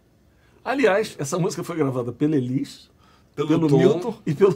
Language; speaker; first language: Portuguese; native; Portuguese